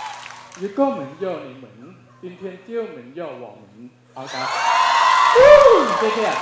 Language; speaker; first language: Chinese; non-native, learner; Thai